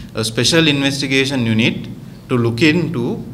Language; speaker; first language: English; non-native, local second language; Sinhala